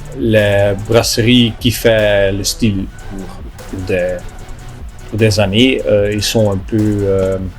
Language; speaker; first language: French; non-native, local second language; Dutch